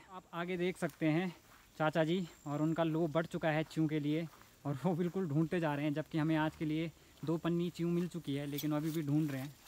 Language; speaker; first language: Hindi; native; Hindi